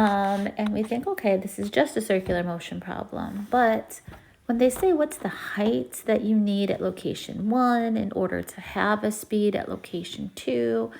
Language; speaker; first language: English; native; English